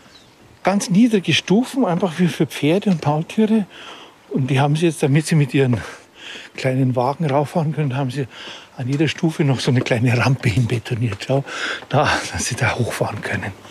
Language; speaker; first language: German; native; German